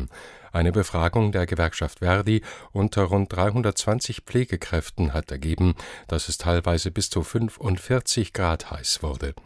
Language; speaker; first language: German; native; German